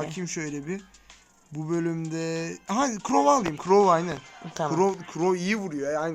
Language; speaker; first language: Turkish; native; Turkish